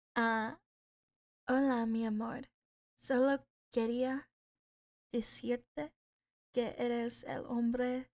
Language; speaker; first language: Spanish; non-native, learner; English